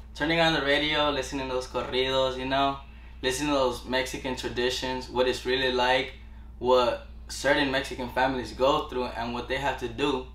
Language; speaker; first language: English; early bilingual, other home language; Spanish